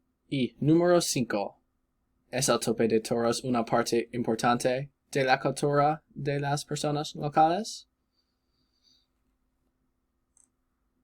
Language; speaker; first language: Spanish; non-native, learner; English